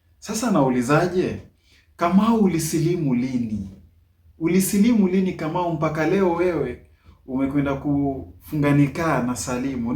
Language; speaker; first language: Swahili; non-native, local second language; Somali